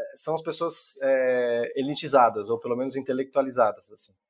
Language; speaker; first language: Portuguese; native; Portuguese